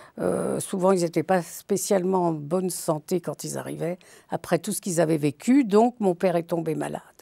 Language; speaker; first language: French; early bilingual, other home language; Yiddish